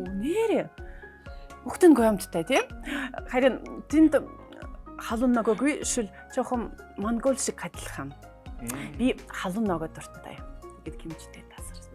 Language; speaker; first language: Mongolian; non-native, learner; Russian